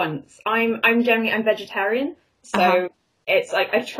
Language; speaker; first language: English; native; English